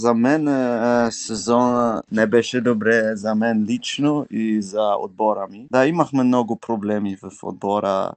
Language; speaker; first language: Bulgarian; early bilingual, heritage; Bulgarian